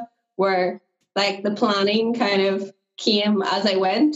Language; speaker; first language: English; native; English